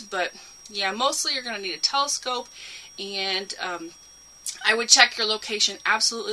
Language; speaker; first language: English; native; English